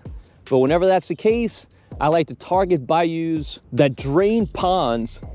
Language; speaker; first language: English; native; English